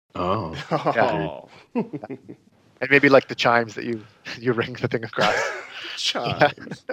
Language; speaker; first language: English; native; English